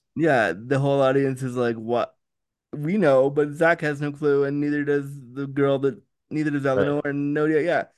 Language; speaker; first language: English; native; English